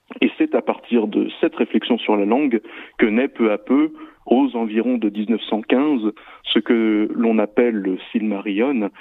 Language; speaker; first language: French; native; French